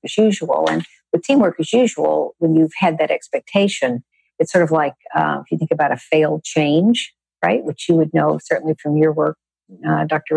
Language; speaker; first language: English; native; English